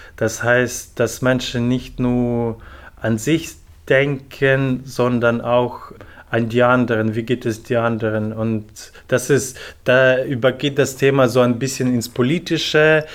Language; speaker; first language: German; non-native, fluent; Ukrainian